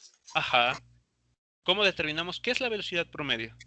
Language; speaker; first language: Spanish; native; Spanish